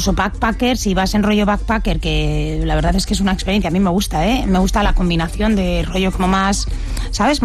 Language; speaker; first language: Spanish; native; Spanish